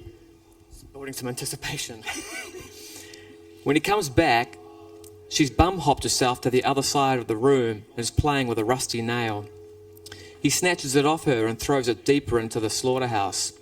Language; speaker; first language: English; native; English